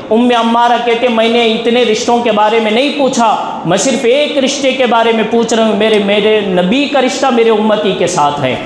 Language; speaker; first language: Urdu; native; Urdu